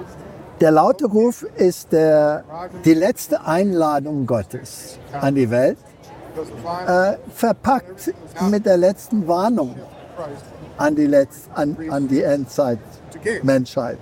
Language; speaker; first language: German; early bilingual, heritage; German